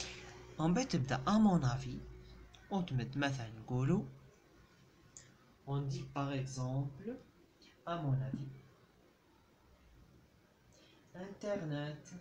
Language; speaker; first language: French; non-native, local second language; Arabic